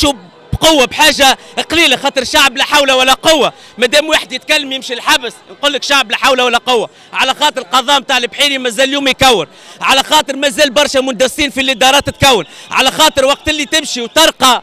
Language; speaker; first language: Arabic; native; Arabic